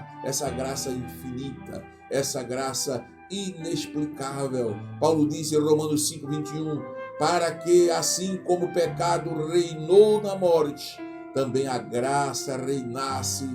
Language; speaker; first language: Portuguese; native; Portuguese